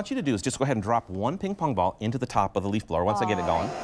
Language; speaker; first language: English; native; English